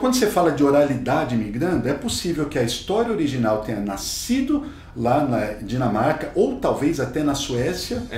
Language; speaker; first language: Portuguese; native; Portuguese